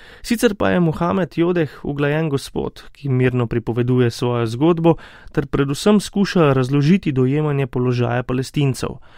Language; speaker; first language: Slovenian; native; Slovenian